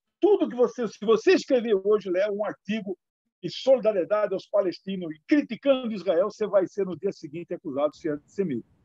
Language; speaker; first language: Portuguese; native; Portuguese